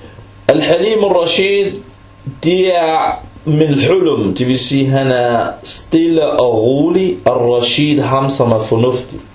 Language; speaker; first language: Danish; early bilingual, other home language; Arabic